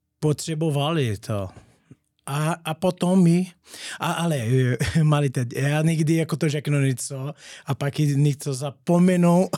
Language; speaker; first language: Czech; non-native, learner; Portuguese